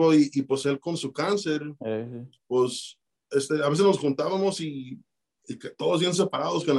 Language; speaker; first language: Spanish; early bilingual, heritage; Spanish